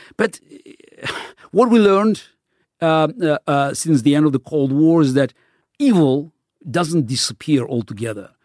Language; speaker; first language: English; non-native, fluent; Russian